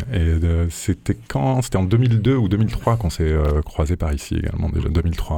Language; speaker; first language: French; native; French